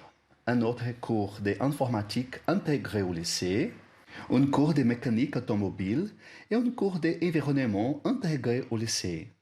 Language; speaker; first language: French; non-native, learner; Portuguese